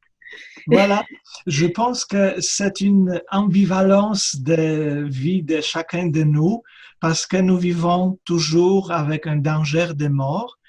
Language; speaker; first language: French; non-native, fluent; Polish